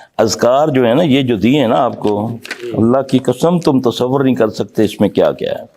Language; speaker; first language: Urdu; non-native, local second language; Punjabi